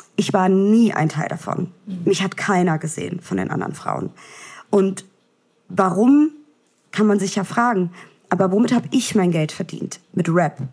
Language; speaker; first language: German; early bilingual, other home language; Vietnamese